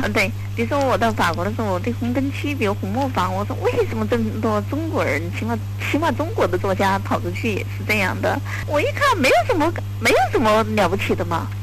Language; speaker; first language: Chinese; native; Chinese